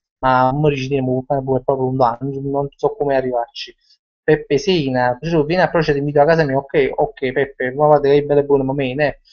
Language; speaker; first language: Italian; native; Italian